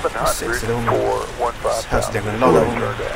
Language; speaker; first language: Chinese; native; Chinese